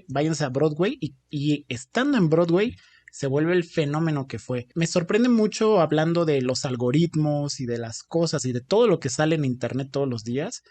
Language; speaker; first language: Spanish; native; Spanish